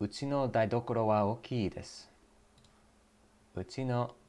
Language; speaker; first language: Japanese; non-native, learner; English